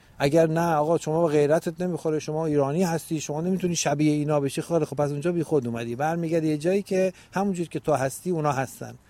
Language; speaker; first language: Persian; native; Persian